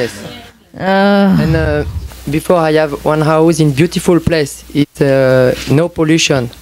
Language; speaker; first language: English; non-native, learner; French